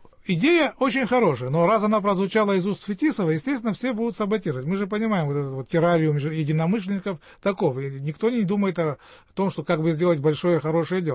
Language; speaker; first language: Russian; native; Russian